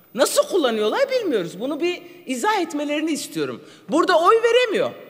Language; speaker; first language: Turkish; non-native, local second language; Kurdish